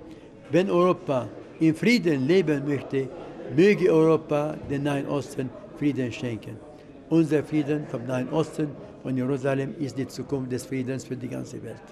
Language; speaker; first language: German; non-native, fluent; Arabic